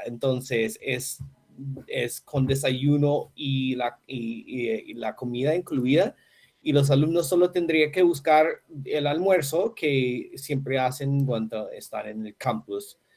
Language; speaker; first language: Spanish; non-native, fluent; English